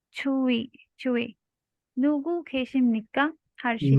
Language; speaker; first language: Korean; non-native, learner; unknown